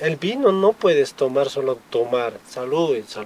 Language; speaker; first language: Spanish; non-native, local second language; Quechua